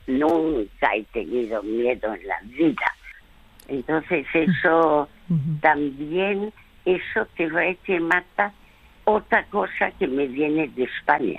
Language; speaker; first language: Spanish; early bilingual, other home language; French